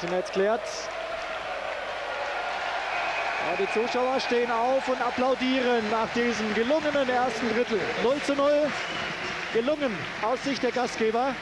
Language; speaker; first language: German; native; German